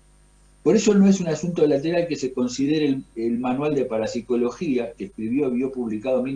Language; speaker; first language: Spanish; native; Spanish